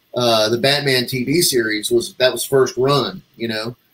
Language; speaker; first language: English; native; English